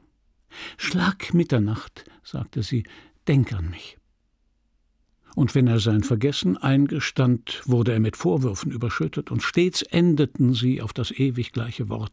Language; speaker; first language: German; native; German